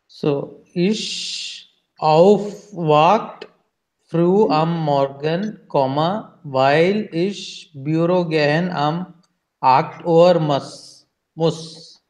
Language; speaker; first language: German; non-native, learner; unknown